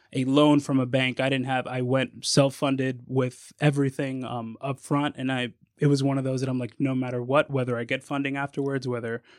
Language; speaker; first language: English; native; English